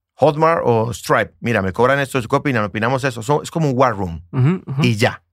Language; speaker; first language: Spanish; native; Spanish